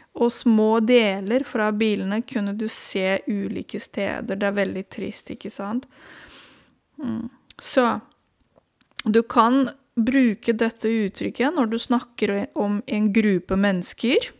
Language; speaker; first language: Norwegian; non-native, fluent; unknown